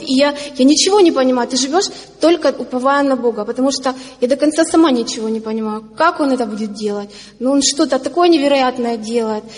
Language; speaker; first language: Russian; native; Russian